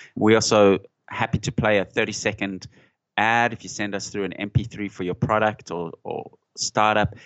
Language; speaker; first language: English; native; English